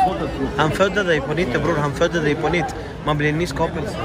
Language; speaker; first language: Swedish; non-native, fluent; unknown